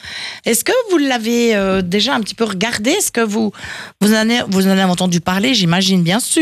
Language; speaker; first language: French; native; French